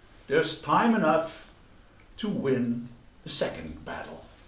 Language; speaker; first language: English; non-native, fluent; Dutch